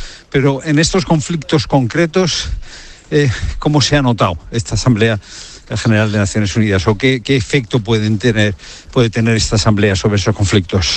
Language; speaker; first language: Spanish; native; Spanish